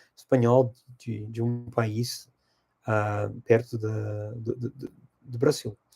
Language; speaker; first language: Portuguese; non-native, fluent; English